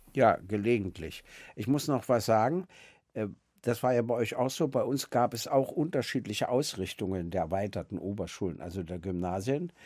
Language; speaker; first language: German; native; German